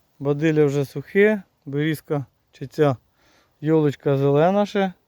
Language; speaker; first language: Ukrainian; native; Ukrainian